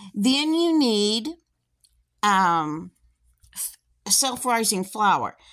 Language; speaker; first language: English; native; English